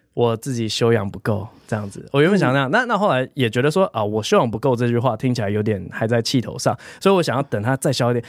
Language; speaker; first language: Chinese; native; Chinese